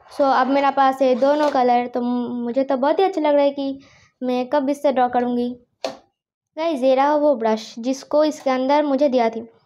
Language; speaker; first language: Hindi; non-native, local second language; Bangla